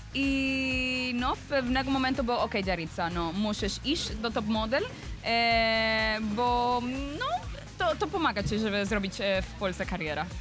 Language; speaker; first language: Polish; non-native, learner; Spanish